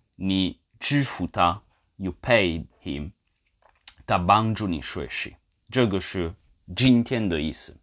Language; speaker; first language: Chinese; non-native, fluent; English